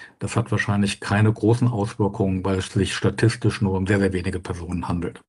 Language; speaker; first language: German; native; German